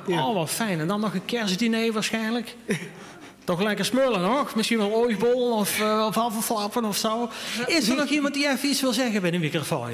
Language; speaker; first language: Dutch; native; Dutch